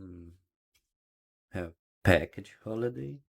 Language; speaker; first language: English; non-native, learner; Ukrainian